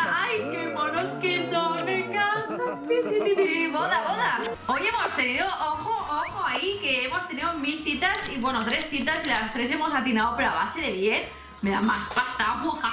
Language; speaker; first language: Spanish; native; Spanish